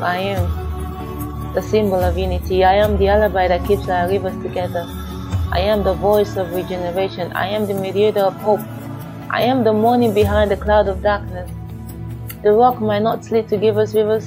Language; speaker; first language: English; non-native, local second language; Hausa